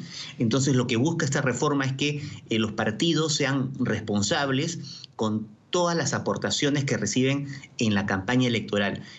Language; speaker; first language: Spanish; native; Spanish